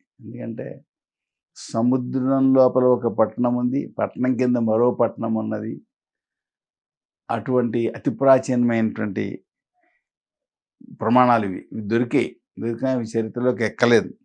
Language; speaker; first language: Telugu; native; Telugu